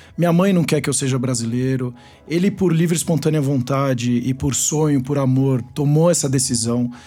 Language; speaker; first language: Portuguese; native; Portuguese